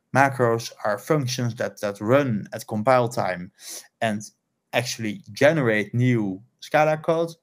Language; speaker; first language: English; non-native, fluent; Dutch